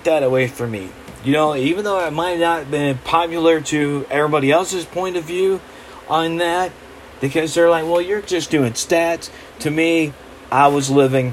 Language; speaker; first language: English; native; English